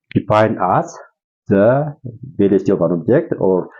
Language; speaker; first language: English; non-native, local second language; Amharic